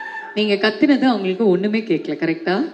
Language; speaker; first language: Tamil; native; Tamil